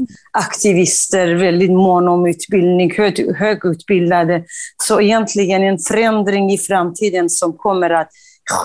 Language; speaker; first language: Swedish; non-native, fluent; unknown